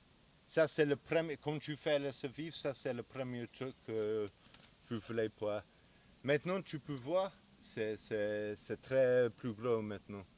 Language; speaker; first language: French; non-native, learner; English